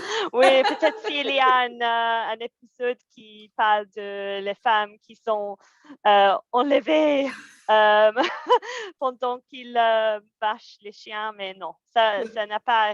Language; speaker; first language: French; non-native, fluent; English